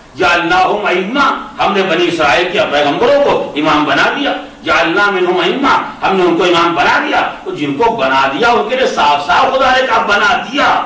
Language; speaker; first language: Urdu; native; Urdu